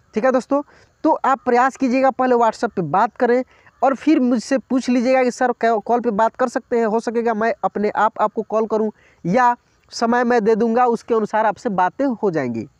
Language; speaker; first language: Hindi; native; Hindi